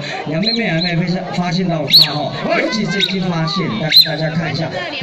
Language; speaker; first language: Chinese; native; Chinese